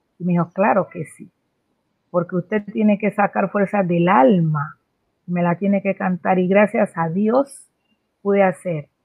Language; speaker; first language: Spanish; native; Spanish